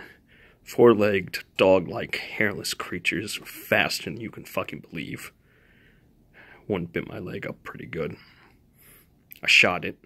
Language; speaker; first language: English; native; English